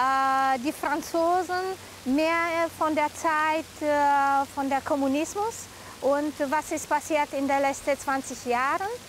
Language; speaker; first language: German; non-native, fluent; Romanian